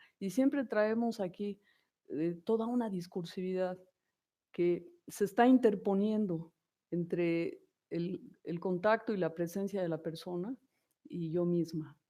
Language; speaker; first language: Spanish; native; Spanish